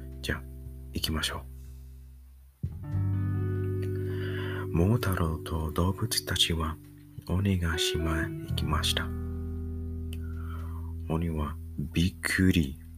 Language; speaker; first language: Japanese; non-native, learner; English